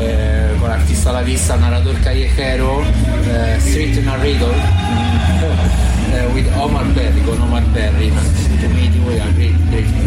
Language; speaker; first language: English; non-native, learner; Italian